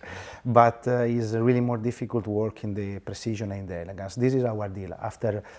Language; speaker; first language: English; non-native, fluent; Italian